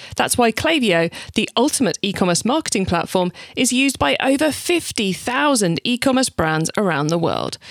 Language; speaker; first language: English; native; English